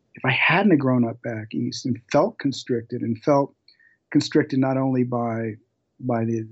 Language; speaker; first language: English; native; English